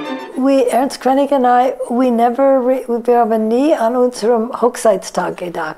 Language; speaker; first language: German; non-native, fluent; English